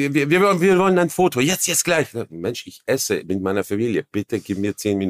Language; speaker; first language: German; non-native, fluent; Croatian